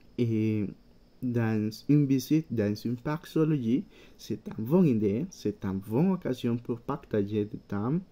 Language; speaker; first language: French; non-native, learner; Spanish